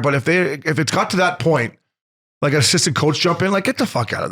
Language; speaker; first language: English; native; English